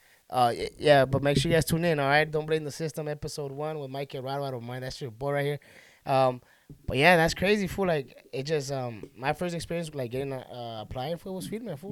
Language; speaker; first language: English; early bilingual, other home language; Spanish